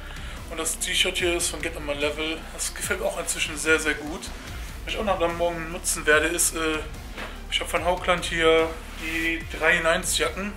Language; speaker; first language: German; native; German